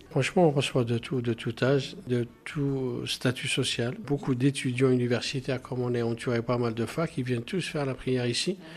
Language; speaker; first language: French; non-native, local second language; Arabic